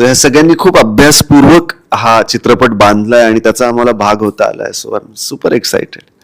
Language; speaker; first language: Marathi; native; Marathi